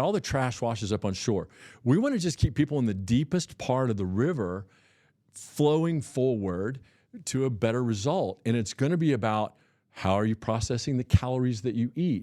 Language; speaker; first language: English; native; English